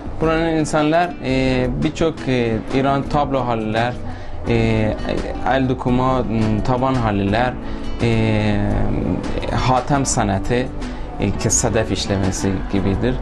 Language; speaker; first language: Turkish; non-native, local second language; Persian